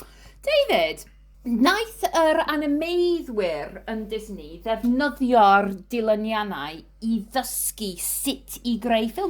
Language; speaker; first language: Welsh; non-native, learner; English